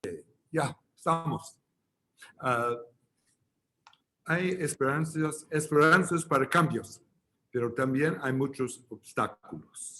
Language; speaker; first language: Spanish; non-native, fluent; English